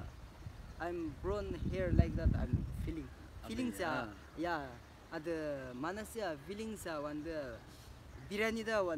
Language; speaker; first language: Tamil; non-native, learner; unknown